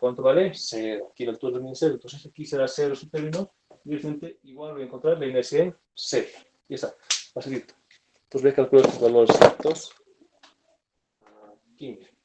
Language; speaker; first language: Spanish; native; Spanish